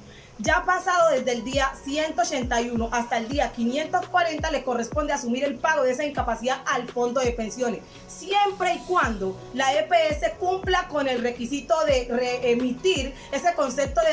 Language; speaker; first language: Spanish; native; Spanish